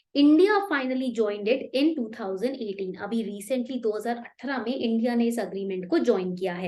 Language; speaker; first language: Hindi; native; Hindi